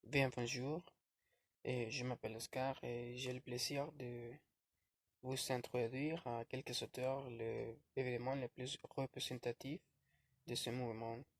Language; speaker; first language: French; non-native, learner; Spanish